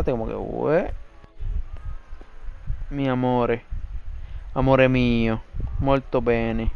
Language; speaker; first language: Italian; non-native, learner; Spanish